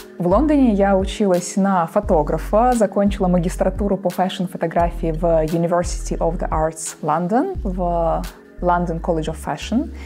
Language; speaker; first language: Russian; native; Russian